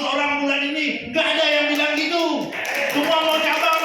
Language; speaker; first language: Indonesian; non-native, fluent; Tamil